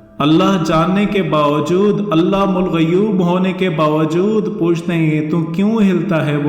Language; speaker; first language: Urdu; non-native, local second language; Northern Hindko